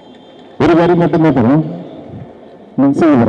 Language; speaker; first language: Tamil; non-native, learner; Malayalam